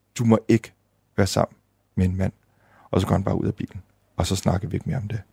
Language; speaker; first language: Danish; early bilingual, other home language; Indonesian